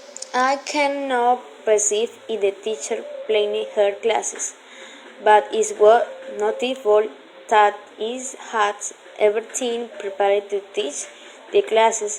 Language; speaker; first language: English; non-native, learner; Spanish